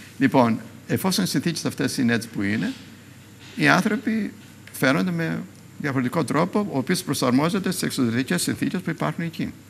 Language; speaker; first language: Greek; native; Greek